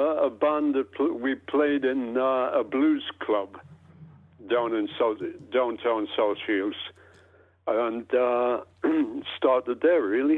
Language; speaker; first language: English; native; English